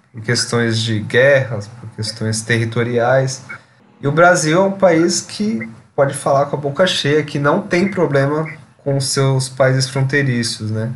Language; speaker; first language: Portuguese; native; Portuguese